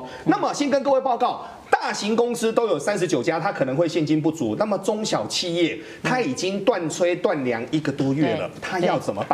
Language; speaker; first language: Chinese; native; Chinese